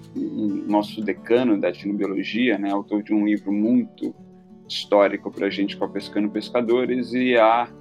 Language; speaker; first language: Portuguese; native; Portuguese